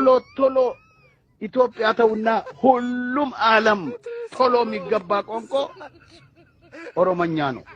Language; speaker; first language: Amharic; non-native, local second language; Oromo